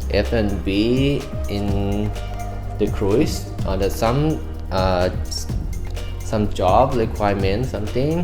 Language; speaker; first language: English; non-native, learner; Thai